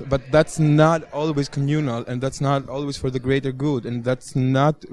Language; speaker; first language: English; non-native, fluent; Greek